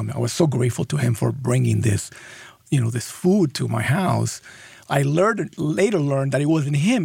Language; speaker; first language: English; non-native, fluent; Spanish